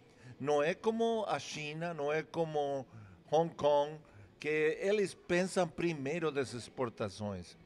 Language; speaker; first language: Portuguese; non-native, fluent; English